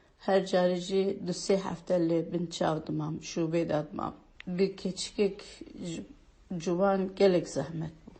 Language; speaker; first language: Kurdish; native; Kurdish